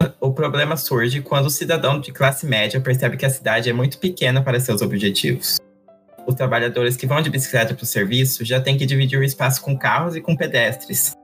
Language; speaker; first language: Portuguese; native; Portuguese